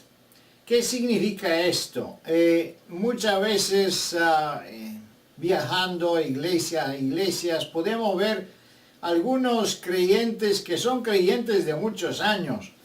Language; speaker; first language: Spanish; non-native, fluent; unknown